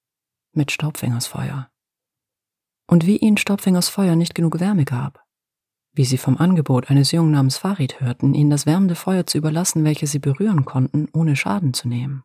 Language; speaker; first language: German; native; German